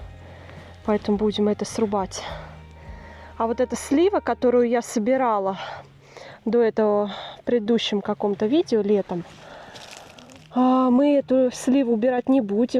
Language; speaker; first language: Russian; native; Russian